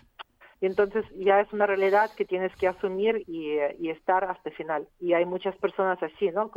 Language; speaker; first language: Spanish; non-native, fluent; Ukrainian